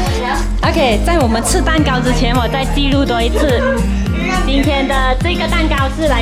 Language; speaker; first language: Chinese; native; Chinese